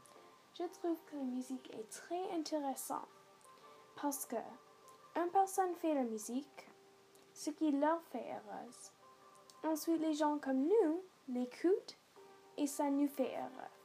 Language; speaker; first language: French; non-native, local second language; English